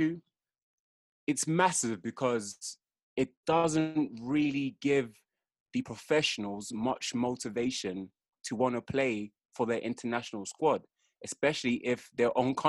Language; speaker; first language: English; native; English